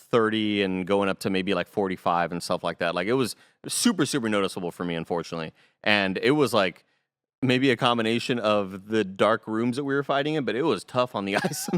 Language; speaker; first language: English; native; English